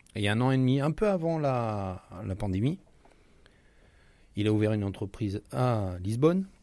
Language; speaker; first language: French; native; French